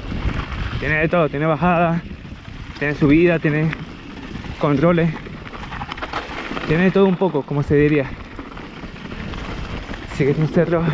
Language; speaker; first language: Spanish; native; Spanish